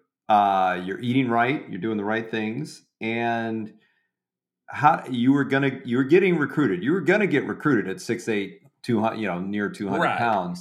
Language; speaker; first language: English; native; English